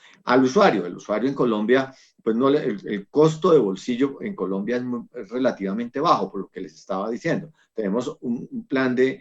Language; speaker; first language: Spanish; native; Spanish